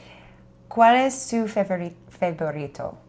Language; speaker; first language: Spanish; non-native, learner; English